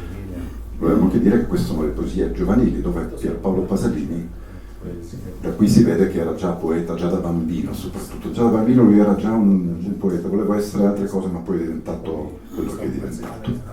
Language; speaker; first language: Italian; native; Italian